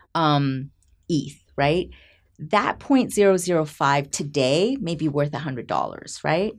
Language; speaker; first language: English; native; English